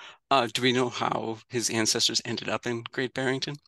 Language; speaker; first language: English; native; English